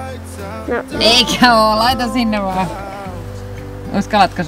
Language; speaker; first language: Finnish; native; Finnish